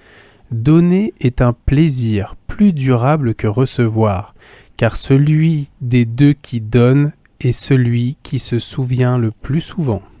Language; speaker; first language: French; native; French